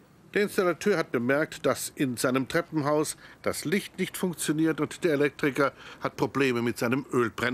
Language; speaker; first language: German; native; German